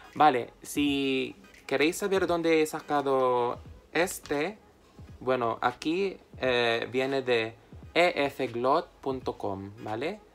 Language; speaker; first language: Spanish; non-native, fluent; Filipino